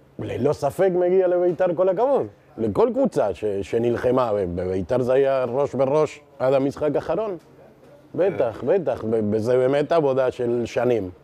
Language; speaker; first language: Hebrew; non-native, fluent; Spanish